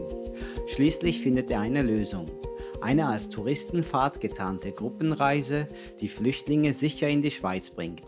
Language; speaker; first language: German; native; German